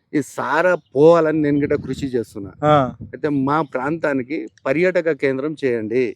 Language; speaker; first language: Telugu; non-native, local second language; Lambadi